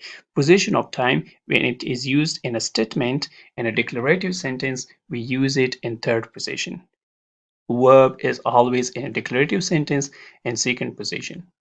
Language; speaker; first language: English; non-native, fluent; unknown